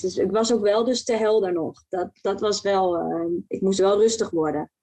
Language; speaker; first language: Dutch; native; Dutch